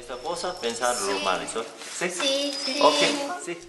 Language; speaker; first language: Spanish; non-native, learner; Korean